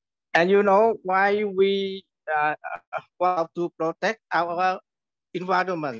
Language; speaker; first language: English; non-native, learner; Vietnamese